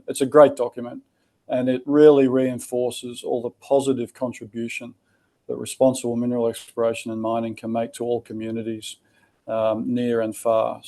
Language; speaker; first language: English; native; English